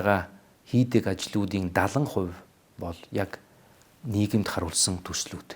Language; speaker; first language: Mongolian; non-native, fluent; Italian